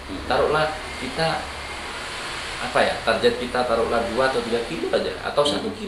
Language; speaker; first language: Indonesian; native; Indonesian